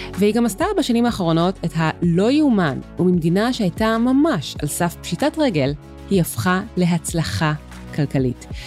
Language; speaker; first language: Hebrew; native; Hebrew